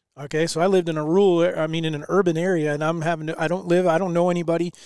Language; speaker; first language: English; native; English